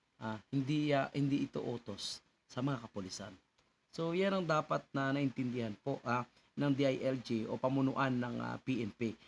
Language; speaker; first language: Filipino; native; Filipino